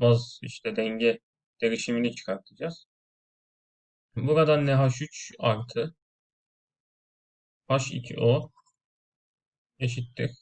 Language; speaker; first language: Turkish; native; Turkish